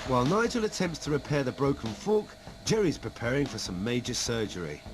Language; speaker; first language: English; native; English